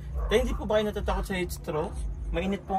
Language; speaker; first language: Filipino; native; Filipino